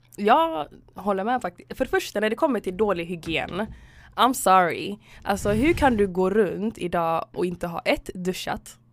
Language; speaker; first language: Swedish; early bilingual, other home language; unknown